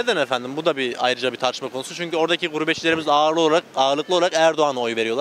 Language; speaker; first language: Turkish; native; Turkish